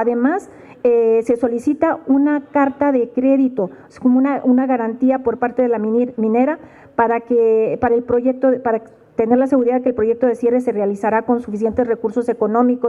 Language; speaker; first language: Spanish; native; Spanish